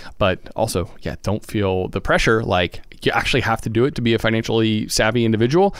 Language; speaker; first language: English; native; English